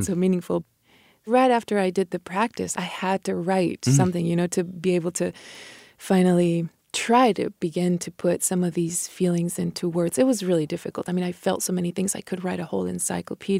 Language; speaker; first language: English; non-native, fluent; Spanish